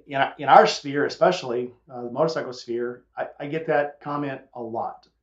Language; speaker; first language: English; native; English